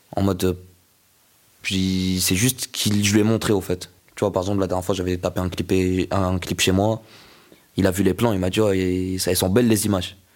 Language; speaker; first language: French; non-native, local second language; Arabic